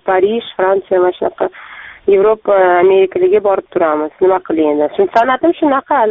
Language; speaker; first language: Uzbek; non-native, local second language; Russian